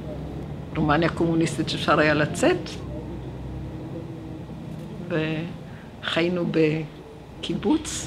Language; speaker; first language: Hebrew; early bilingual, other home language; Romanian